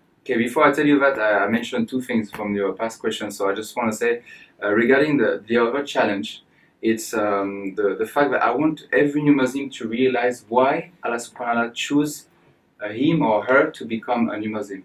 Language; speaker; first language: English; non-native, fluent; French